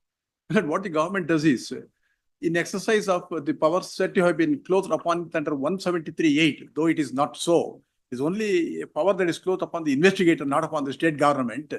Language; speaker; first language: English; non-native, local second language; Kannada